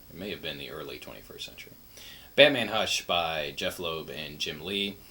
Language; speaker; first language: English; native; English